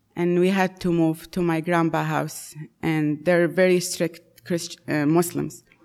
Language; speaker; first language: English; non-native, fluent; Arabic